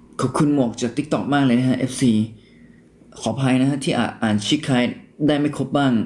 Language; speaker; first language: Thai; native; Thai